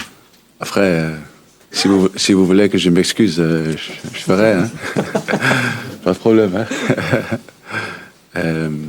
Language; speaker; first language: French; early bilingual, heritage; French